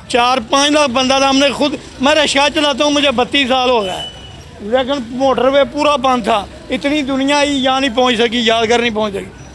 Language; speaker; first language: Urdu; non-native, local second language; Punjabi